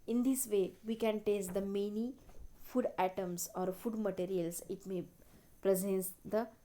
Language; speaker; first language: English; non-native, local second language; Marathi